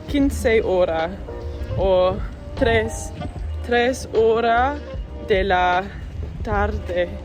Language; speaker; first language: Spanish; non-native, learner; English